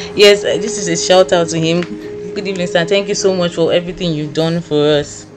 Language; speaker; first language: English; non-native, local second language; Yoruba